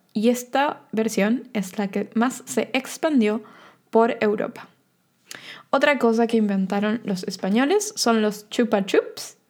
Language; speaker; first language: Spanish; native; Spanish